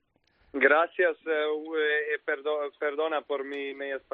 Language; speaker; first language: Spanish; non-native, learner; Serbian